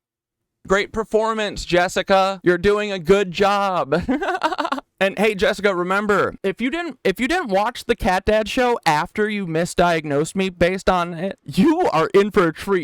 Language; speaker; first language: English; native; English